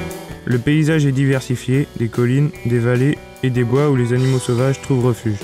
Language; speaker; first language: French; native; French